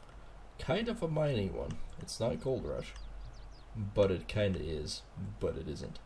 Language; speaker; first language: English; native; English